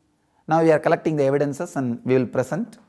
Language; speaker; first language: English; non-native, local second language; Tamil